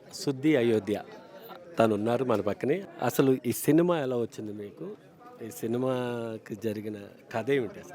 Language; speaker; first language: Telugu; native; Telugu